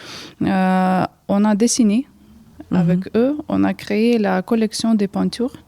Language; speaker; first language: French; early bilingual, heritage; Ukrainian